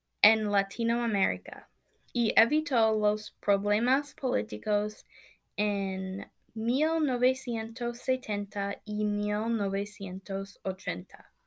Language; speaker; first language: Spanish; non-native, learner; English